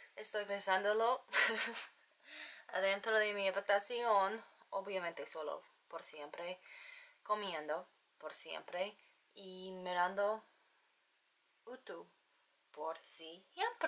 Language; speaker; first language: Spanish; non-native, learner; English